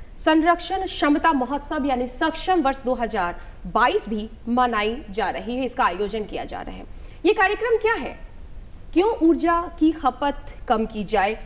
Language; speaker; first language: Hindi; native; Hindi